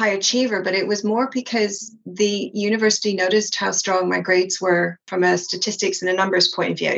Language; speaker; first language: English; native; English